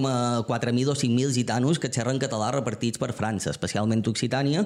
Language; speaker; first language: Catalan; native; Catalan